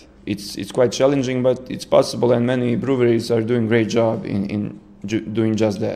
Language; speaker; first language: English; non-native, fluent; Serbian